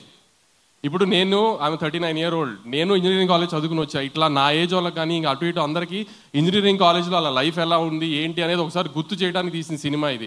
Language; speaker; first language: Telugu; native; Telugu